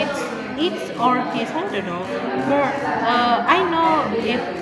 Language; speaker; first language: English; non-native, learner; Indonesian